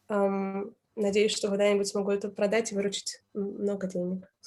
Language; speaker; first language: Russian; native; Russian